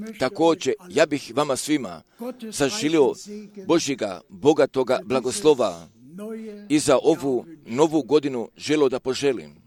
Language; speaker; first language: Croatian; early bilingual, heritage; Croatian